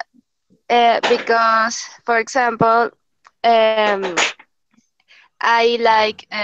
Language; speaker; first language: English; non-native, learner; Spanish